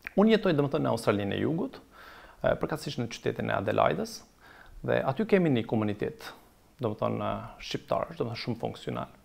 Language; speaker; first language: Albanian; native; Albanian